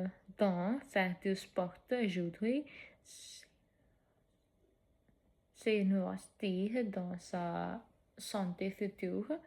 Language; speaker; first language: French; non-native, fluent; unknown